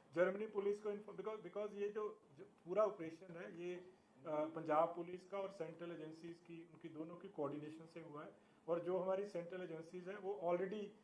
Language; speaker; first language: Hindi; non-native, local second language; Punjabi